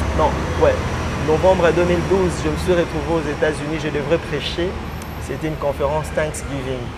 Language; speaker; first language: French; non-native, local second language; Lingala